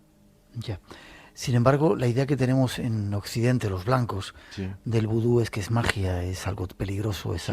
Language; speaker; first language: Spanish; native; Spanish